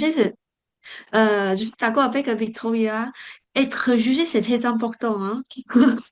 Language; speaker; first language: French; non-native, learner; Chinese